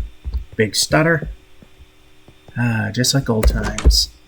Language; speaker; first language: English; native; English